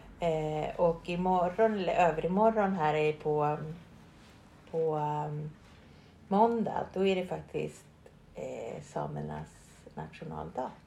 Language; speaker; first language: Swedish; early bilingual, other home language; Spanish